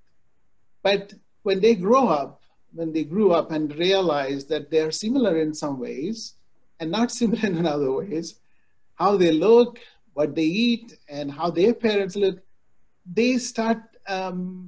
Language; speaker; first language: English; non-native, local second language; Telugu